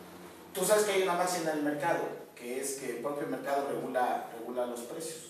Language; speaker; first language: Spanish; native; Spanish